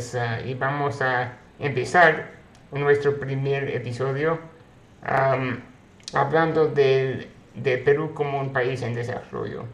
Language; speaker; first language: Spanish; non-native, fluent; English